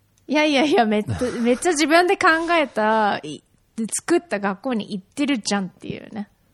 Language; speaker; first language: Japanese; native; Japanese